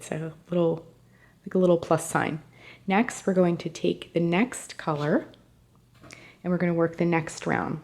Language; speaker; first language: English; native; English